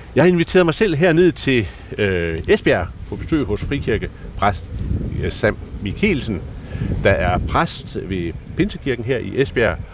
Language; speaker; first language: Danish; native; Danish